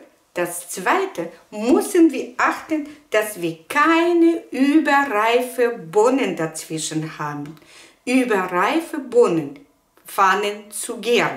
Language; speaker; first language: German; non-native, fluent; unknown